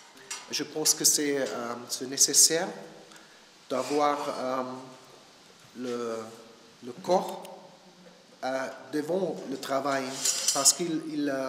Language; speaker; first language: French; non-native, learner; German